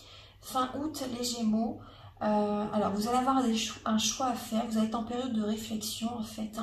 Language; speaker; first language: French; native; French